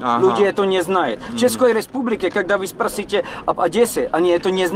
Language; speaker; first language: Russian; non-native, learner; Czech